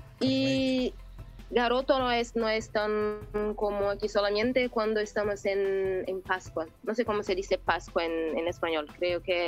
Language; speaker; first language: Spanish; non-native, learner; Portuguese